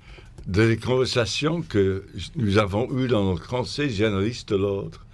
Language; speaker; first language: French; non-native, fluent; English